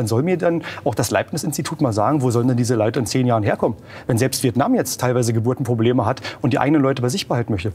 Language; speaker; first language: German; native; German